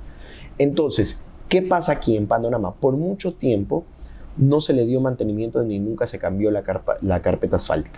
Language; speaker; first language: Spanish; native; Spanish